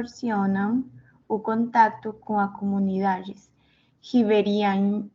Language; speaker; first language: Portuguese; non-native, learner; Spanish